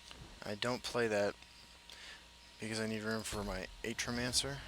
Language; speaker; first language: English; native; English